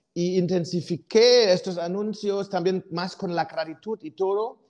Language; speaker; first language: Spanish; non-native, fluent; German